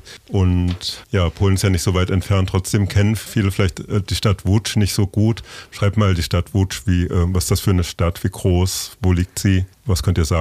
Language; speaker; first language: German; native; German